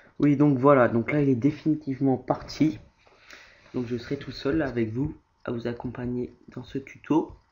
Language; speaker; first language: French; native; French